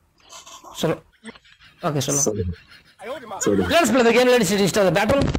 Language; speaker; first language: English; non-native, learner; Nepali